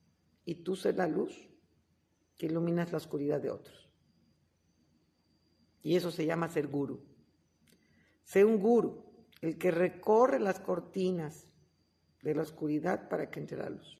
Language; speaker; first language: Spanish; native; Spanish